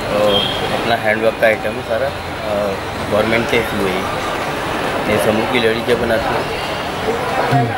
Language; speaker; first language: Hindi; native; Hindi